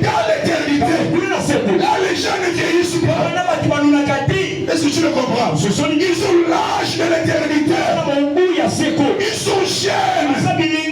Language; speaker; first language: French; non-native, local second language; Lingala